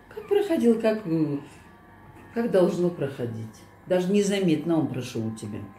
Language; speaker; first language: Russian; non-native, local second language; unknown